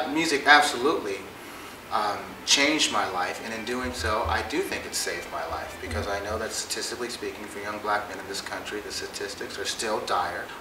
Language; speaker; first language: English; native; English